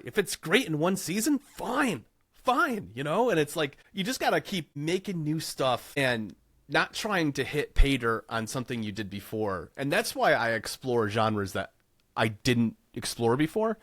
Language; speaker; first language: English; native; English